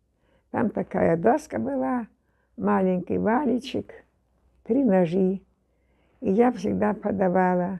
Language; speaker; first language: Russian; non-native, local second language; German